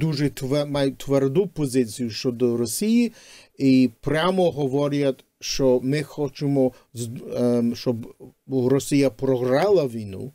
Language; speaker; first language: Ukrainian; early bilingual, heritage; Ukrainian